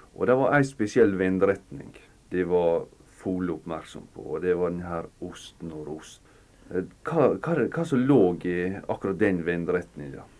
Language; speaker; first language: Norwegian; native; Norwegian